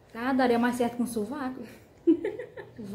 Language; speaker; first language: Portuguese; native; Portuguese